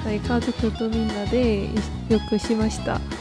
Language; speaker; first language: Japanese; non-native, fluent; Korean